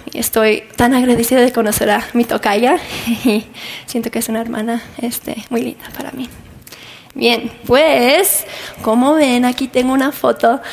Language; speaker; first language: Spanish; non-native, fluent; English